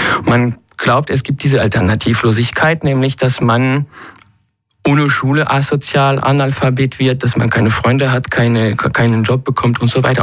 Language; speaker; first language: German; non-native, fluent; French